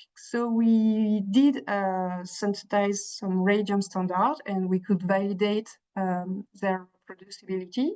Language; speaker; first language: English; non-native, fluent; French